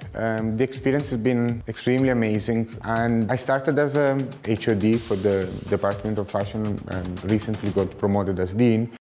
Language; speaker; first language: English; non-native, fluent; Italian